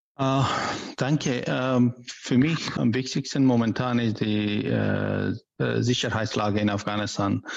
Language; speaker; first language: German; non-native, learner; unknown